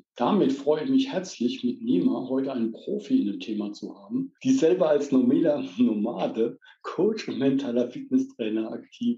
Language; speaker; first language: German; native; German